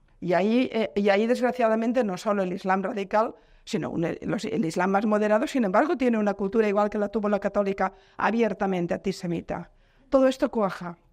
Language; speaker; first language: Spanish; non-native, local second language; Catalan